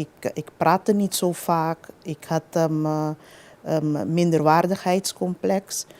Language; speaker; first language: Dutch; non-native, local second language; Papiamento